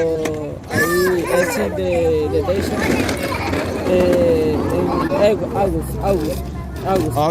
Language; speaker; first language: English; non-native, learner; Spanish